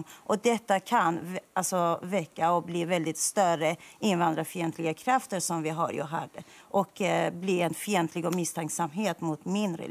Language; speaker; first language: Swedish; non-native, fluent; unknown